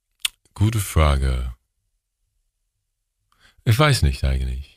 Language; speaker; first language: German; non-native, learner; English